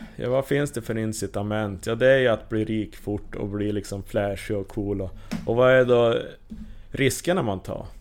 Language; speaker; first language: Swedish; native; Swedish